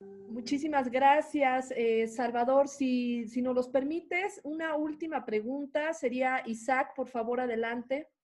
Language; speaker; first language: Spanish; native; Spanish